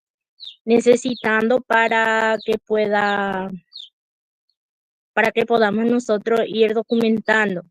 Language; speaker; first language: Spanish; non-native, local second language; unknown